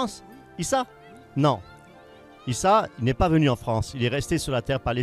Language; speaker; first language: French; native; French